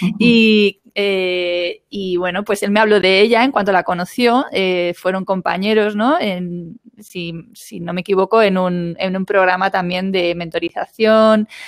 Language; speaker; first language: Spanish; native; Spanish